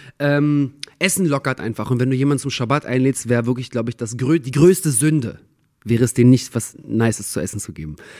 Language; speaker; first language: German; early bilingual, other home language; Russian